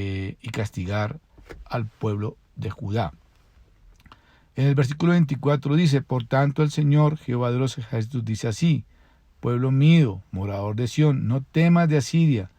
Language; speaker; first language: Spanish; native; Spanish